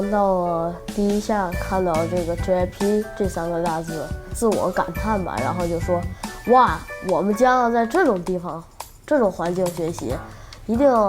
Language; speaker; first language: Chinese; native; Chinese